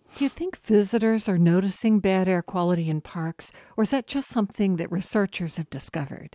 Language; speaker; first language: English; native; English